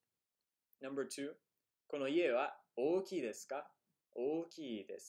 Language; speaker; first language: Japanese; non-native, fluent; English